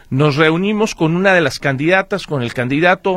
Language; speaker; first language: Spanish; native; Spanish